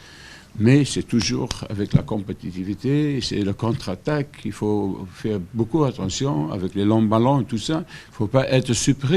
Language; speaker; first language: French; non-native, fluent; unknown